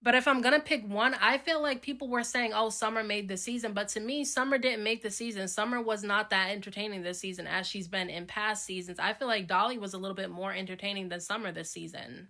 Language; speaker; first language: English; native; English